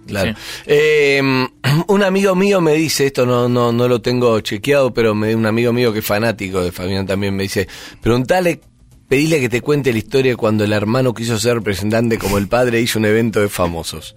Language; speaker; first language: Spanish; native; Spanish